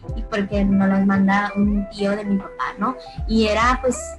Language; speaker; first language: Spanish; early bilingual, other home language; Chinese